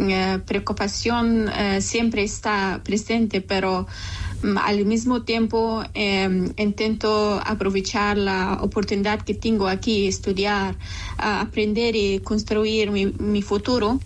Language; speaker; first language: Spanish; non-native, local second language; Persian